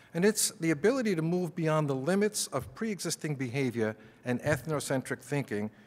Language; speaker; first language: English; native; English